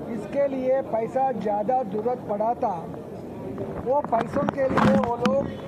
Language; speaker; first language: Hindi; non-native, local second language; Telugu